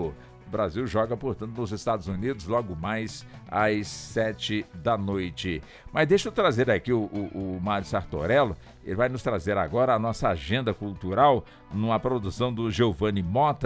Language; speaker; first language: Portuguese; native; Portuguese